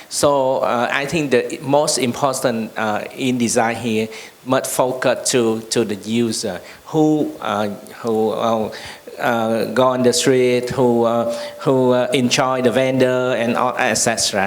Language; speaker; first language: English; non-native, learner; Vietnamese